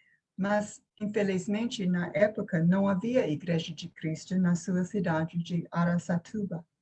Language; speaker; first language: Portuguese; non-native, fluent; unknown